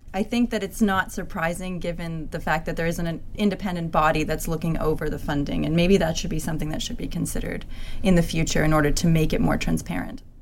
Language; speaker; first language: English; native; English